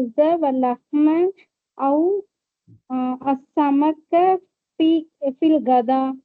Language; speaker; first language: Arabic; non-native, learner; Tamil